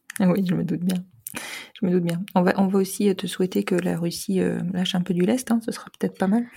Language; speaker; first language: French; native; French